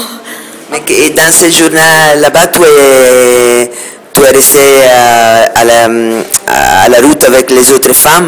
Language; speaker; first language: French; non-native, fluent; Italian